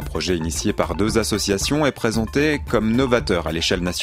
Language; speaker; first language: French; native; French